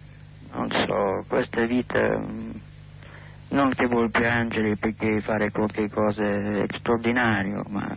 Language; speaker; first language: Italian; non-native, learner; English